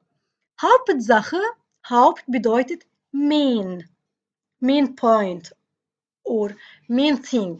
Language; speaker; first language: German; non-native, fluent; Arabic